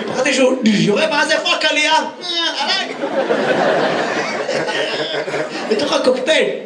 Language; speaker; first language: Hebrew; native; Hebrew